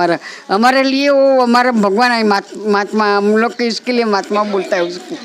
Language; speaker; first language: Hindi; non-native, local second language; Gujarati